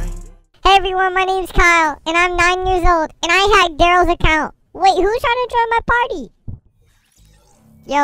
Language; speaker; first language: English; native; English